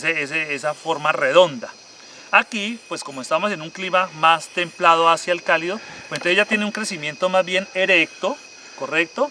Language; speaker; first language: Spanish; native; Spanish